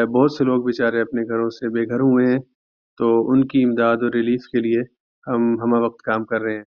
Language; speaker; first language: Urdu; native; Urdu